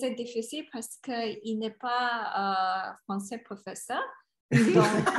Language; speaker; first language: French; non-native, learner; Chinese